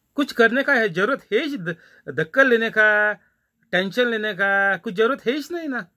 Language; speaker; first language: Hindi; non-native, local second language; Marathi